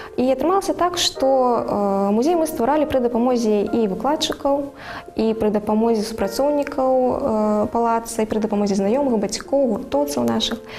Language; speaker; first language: Belarusian; native; Belarusian